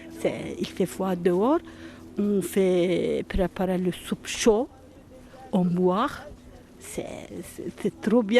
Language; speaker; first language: French; non-native, learner; Turkish